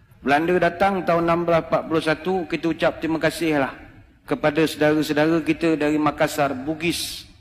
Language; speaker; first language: Malay; native; Malay